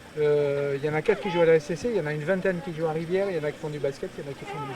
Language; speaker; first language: French; native; French